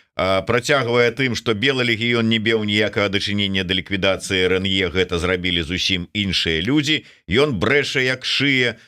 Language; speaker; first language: Belarusian; native; Belarusian